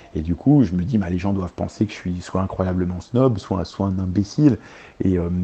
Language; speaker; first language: French; early bilingual, other home language; Arabic